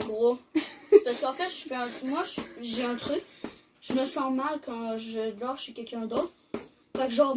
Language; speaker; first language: French; native; French